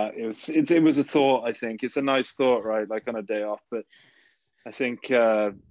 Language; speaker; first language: English; native; English